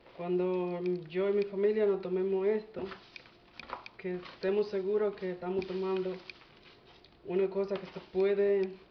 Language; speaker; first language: Spanish; native; Spanish